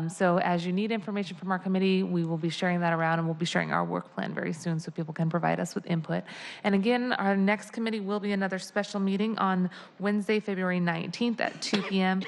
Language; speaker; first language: English; native; English